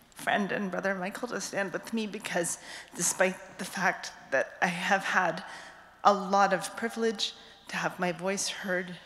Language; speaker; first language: English; native; English